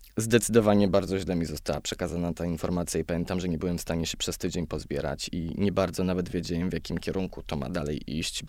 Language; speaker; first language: Polish; native; Polish